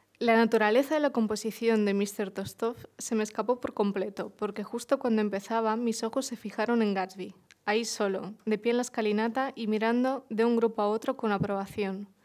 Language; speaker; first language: Spanish; early bilingual, other home language; Russian